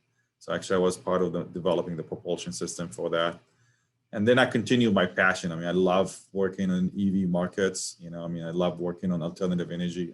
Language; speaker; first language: English; non-native, fluent; Arabic